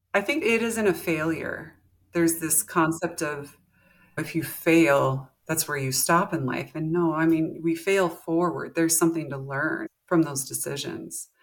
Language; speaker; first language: English; native; English